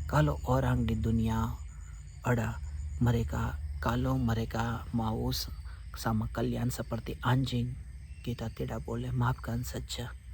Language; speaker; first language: Indonesian; non-native, fluent; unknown